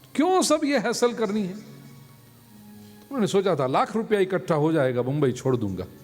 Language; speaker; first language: Hindi; non-native, local second language; Gujarati